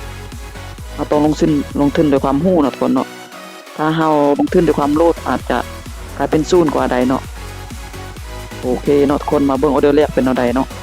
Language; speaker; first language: Thai; non-native, local second language; Lao